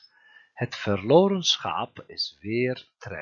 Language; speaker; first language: Dutch; non-native, fluent; Turkish